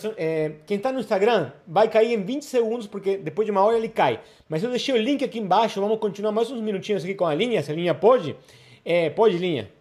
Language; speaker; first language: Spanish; non-native, fluent; Portuguese